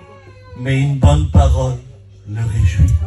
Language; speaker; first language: French; native; French